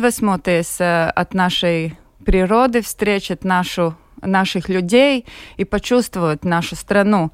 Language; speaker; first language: Russian; non-native, local second language; Latvian